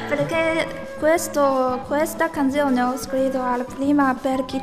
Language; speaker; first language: Italian; non-native, learner; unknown